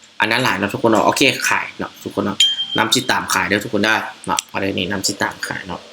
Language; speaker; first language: Thai; non-native, local second language; Northeastern Thai